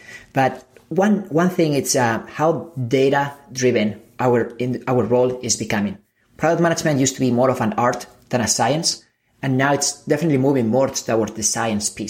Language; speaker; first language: English; non-native, fluent; Spanish